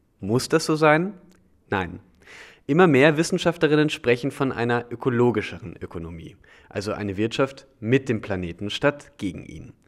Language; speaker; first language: German; native; German